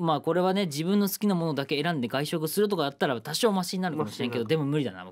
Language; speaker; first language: Japanese; native; Japanese